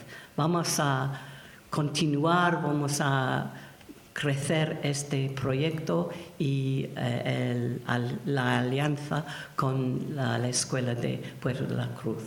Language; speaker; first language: Spanish; non-native, learner; English